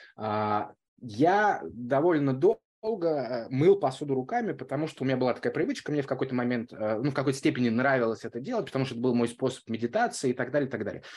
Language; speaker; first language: Russian; native; Russian